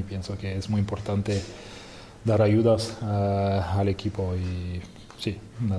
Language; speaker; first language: Spanish; non-native, fluent; French